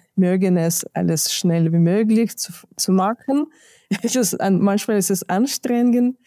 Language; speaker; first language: German; non-native, fluent; Ukrainian